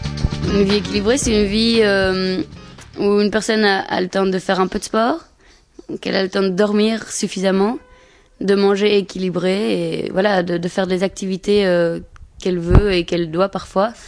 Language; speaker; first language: French; native; French